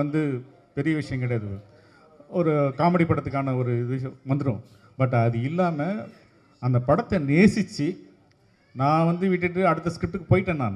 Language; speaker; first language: Tamil; native; Tamil